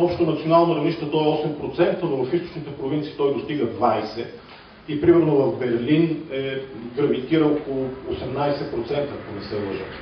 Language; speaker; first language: Bulgarian; native; Bulgarian